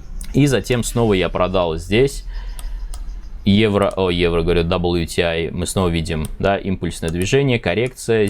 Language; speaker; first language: Russian; native; Russian